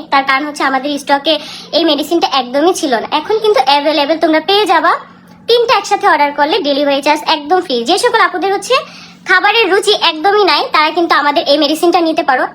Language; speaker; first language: Bangla; native; Bangla